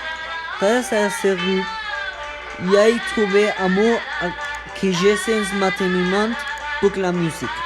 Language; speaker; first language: French; non-native, learner; Spanish